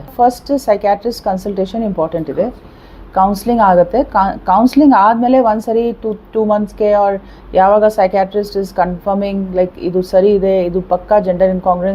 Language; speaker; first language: Kannada; non-native, learner; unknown